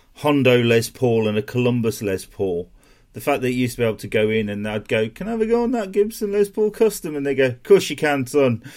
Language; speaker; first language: English; native; English